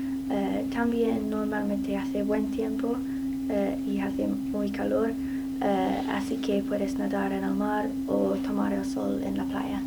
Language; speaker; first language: Spanish; non-native, learner; English